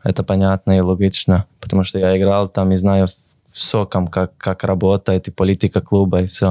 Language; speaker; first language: Russian; non-native, learner; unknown